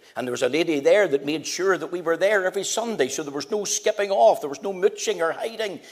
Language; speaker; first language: English; native; English